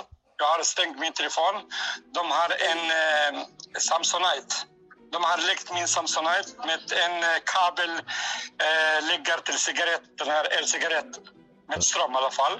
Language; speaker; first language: Swedish; non-native, learner; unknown